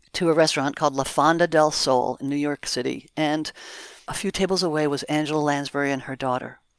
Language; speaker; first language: English; native; English